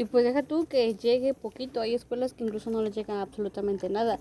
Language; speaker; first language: Spanish; native; Spanish